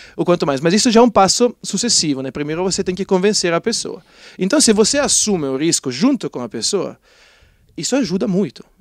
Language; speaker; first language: Portuguese; non-native, fluent; Italian